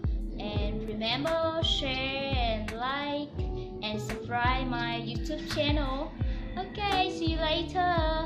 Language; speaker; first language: English; non-native, learner; Vietnamese